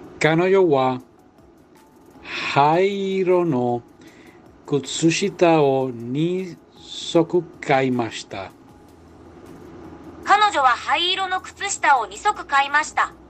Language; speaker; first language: Japanese; non-native, learner; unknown